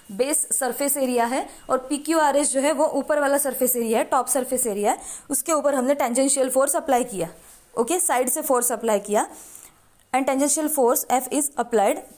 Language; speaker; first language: Hindi; non-native, local second language; Marathi